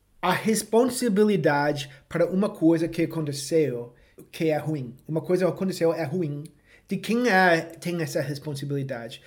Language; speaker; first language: Portuguese; non-native, fluent; English